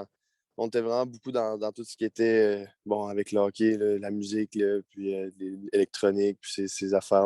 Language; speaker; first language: French; native; French